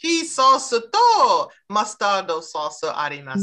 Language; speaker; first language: Japanese; non-native, learner; English